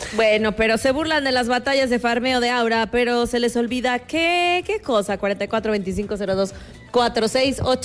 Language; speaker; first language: Spanish; native; Spanish